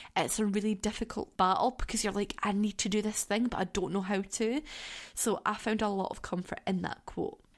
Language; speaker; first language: English; native; English